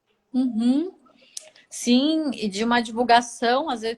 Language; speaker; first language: Portuguese; native; Portuguese